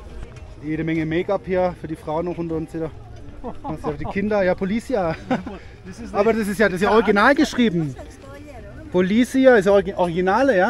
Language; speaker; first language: German; native; German